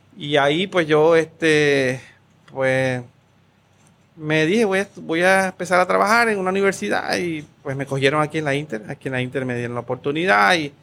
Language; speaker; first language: Spanish; native; Spanish